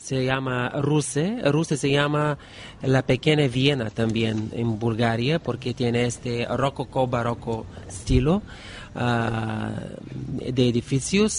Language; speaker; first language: Spanish; non-native, learner; Bulgarian